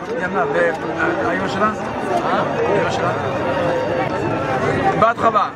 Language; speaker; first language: Hebrew; non-native, fluent; Amharic